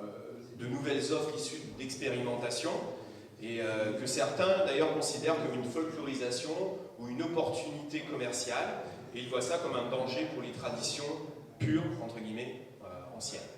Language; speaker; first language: French; native; French